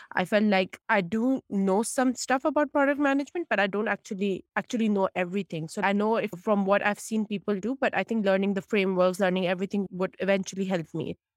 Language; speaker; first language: English; non-native, local second language; Urdu